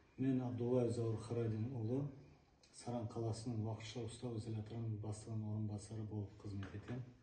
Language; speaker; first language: Kazakh; non-native, local second language; Turkish